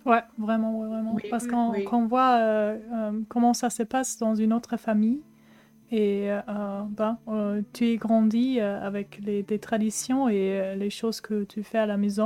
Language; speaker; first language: French; non-native, fluent; German